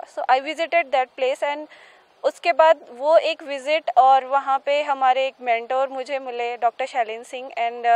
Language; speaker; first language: Hindi; native; Hindi